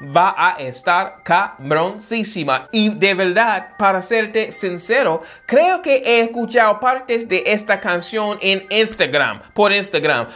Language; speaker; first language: Spanish; non-native, fluent; English